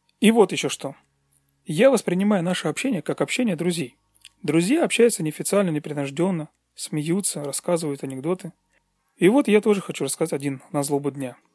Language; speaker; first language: Russian; native; Russian